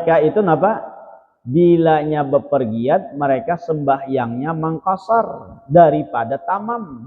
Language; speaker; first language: Indonesian; non-native, local second language; Banjar